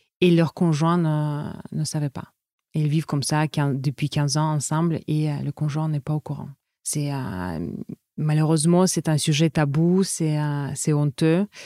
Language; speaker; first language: French; non-native, fluent; Russian